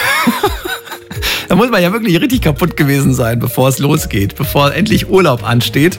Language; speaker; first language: German; native; German